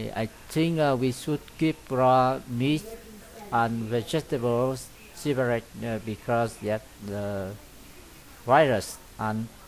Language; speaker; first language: English; non-native, learner; Vietnamese